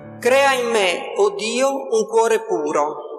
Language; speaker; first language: Italian; native; Italian